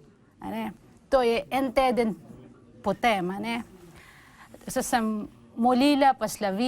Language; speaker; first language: Slovenian; non-native, learner; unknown